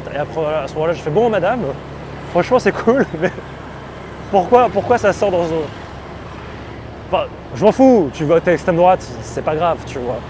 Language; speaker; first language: French; native; French